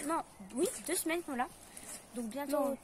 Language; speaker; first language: French; native; French